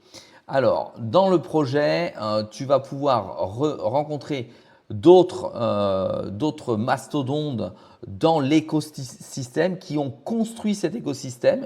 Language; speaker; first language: French; native; French